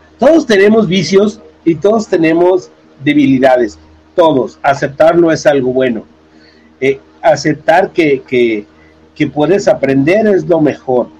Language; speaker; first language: Spanish; native; Spanish